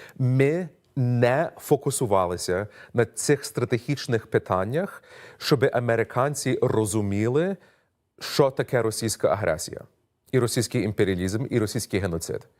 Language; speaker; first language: Ukrainian; early bilingual, heritage; Ukrainian